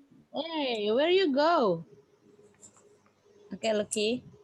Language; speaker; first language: English; non-native, fluent; Indonesian